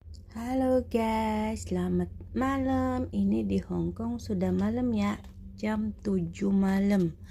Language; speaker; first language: Indonesian; native; Indonesian